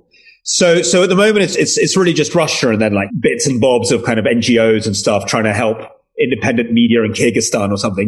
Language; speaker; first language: English; native; English